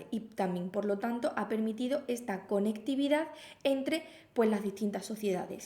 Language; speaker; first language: Spanish; native; Spanish